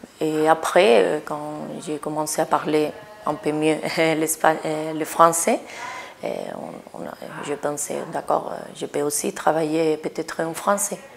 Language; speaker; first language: French; non-native, fluent; Spanish